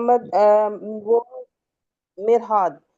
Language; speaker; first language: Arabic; non-native, learner; Urdu